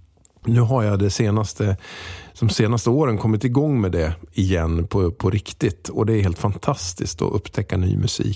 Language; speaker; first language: Swedish; native; Swedish